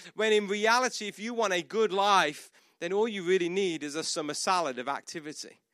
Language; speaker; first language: English; native; English